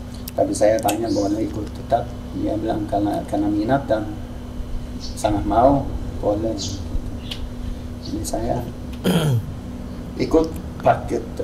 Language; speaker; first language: Indonesian; non-native, fluent; Swedish